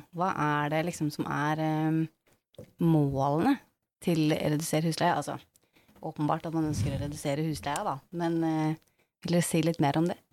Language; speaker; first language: Norwegian; native; Norwegian